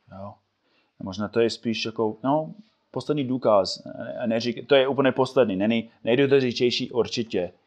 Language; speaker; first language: Czech; non-native, fluent; English